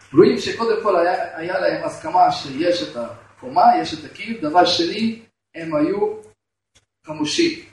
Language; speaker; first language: Hebrew; non-native, fluent; Russian